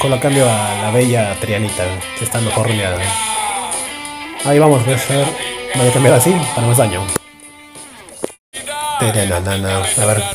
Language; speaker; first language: Spanish; native; Spanish